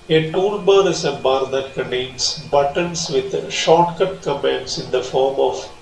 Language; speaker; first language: English; non-native, local second language; Malayalam